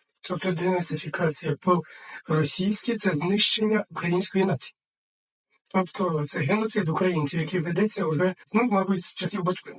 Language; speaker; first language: Ukrainian; native; Ukrainian